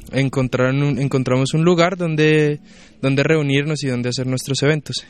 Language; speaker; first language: Spanish; native; Spanish